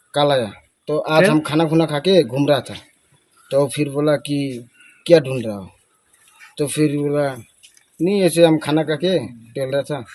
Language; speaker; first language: Hindi; non-native, local second language; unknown